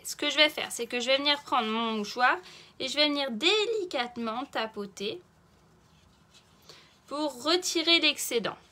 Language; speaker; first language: French; native; French